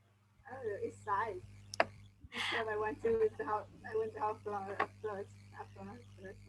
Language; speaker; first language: English; non-native, learner; Vietnamese